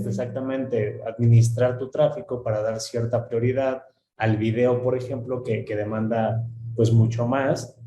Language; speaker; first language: Spanish; native; Spanish